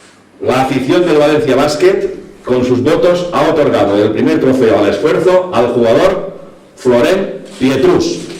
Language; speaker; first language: Spanish; native; Spanish